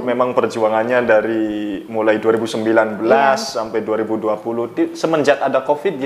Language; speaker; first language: Indonesian; native; Indonesian